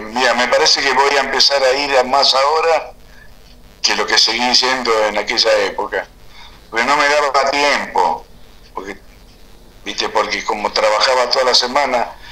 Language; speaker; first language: Spanish; native; Spanish